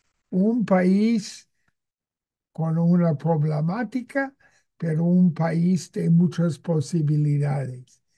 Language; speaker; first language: Spanish; non-native, fluent; English